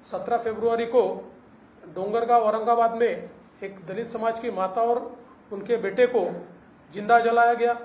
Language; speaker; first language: Hindi; non-native, local second language; Marathi